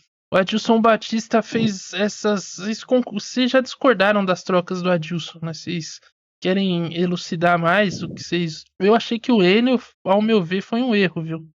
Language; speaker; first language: Portuguese; native; Portuguese